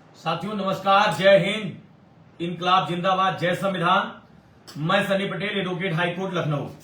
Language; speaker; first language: Hindi; native; Hindi